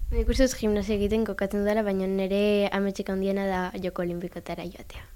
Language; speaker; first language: Basque; non-native, local second language; Spanish